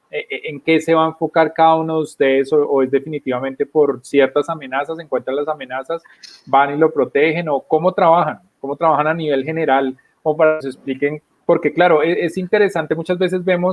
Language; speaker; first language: Spanish; native; Spanish